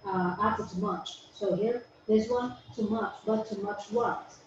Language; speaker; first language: English; non-native, fluent; Vietnamese